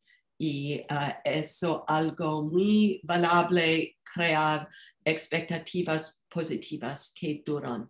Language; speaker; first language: Spanish; non-native, fluent; English